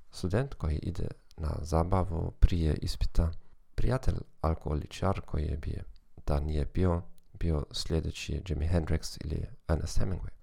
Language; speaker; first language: Croatian; early bilingual, heritage; German